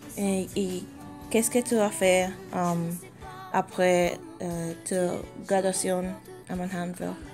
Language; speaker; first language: French; non-native, learner; English